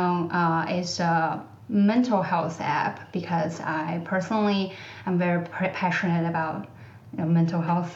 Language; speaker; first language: English; non-native, fluent; Chinese